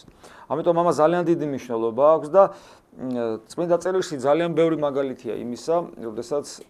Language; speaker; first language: Georgian; native; Georgian